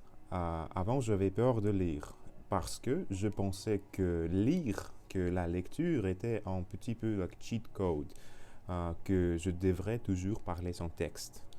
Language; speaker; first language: French; non-native, learner; Russian